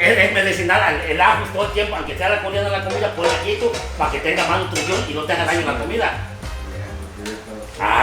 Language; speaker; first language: Spanish; native; Spanish